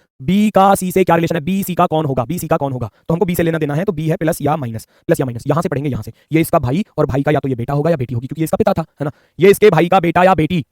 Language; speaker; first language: Hindi; native; Hindi